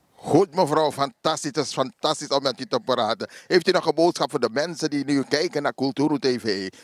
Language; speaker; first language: Dutch; native; Dutch